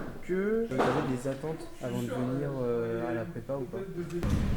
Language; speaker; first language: French; native; French